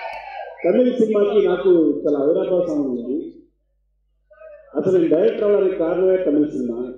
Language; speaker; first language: Tamil; non-native, learner; Telugu